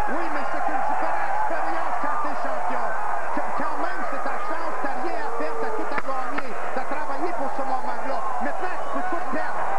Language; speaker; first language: French; native; French